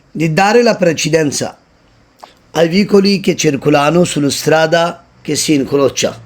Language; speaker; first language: Italian; non-native, learner; Hindi